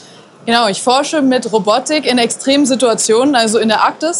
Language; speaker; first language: German; native; German